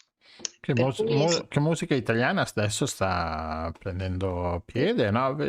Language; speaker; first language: Italian; native; Italian